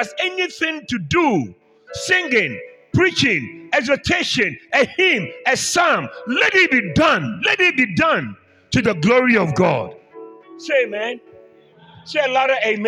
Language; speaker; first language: English; non-native, local second language; Akan